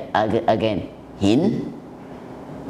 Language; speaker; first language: English; non-native, learner; Thai